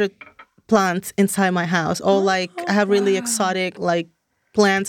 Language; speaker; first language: English; non-native, fluent; Spanish